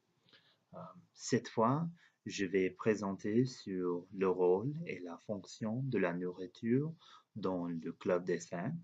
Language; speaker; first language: French; non-native, learner; English